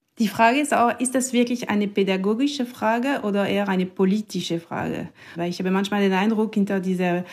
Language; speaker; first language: German; non-native, local second language; French